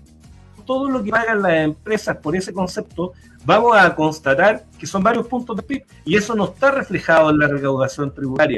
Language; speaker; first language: Spanish; native; Spanish